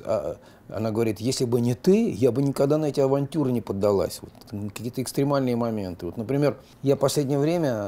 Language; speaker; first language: Russian; native; Russian